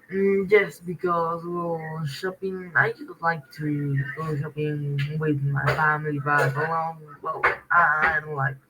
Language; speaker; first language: English; non-native, learner; Spanish